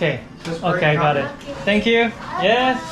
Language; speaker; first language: English; non-native, learner; Korean